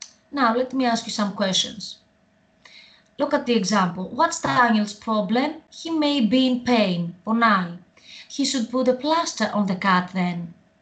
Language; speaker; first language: English; non-native, fluent; Greek